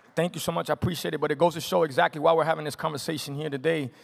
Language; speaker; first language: English; native; English